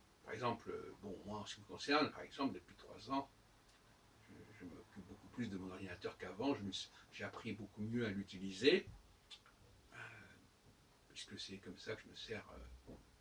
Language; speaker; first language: French; native; French